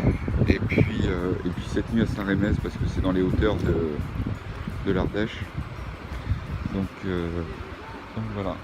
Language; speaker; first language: French; native; French